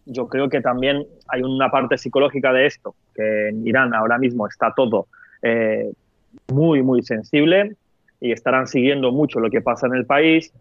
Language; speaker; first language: Spanish; non-native, fluent; Turkish